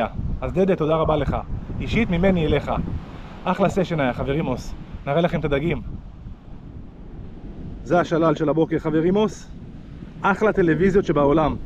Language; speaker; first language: Hebrew; native; Hebrew